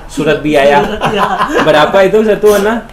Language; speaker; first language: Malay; non-native, fluent; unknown